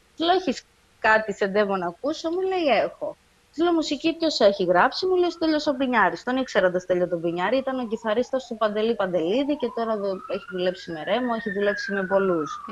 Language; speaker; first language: Greek; native; Greek